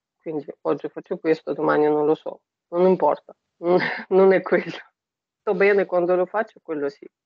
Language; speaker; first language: Italian; non-native, fluent; Russian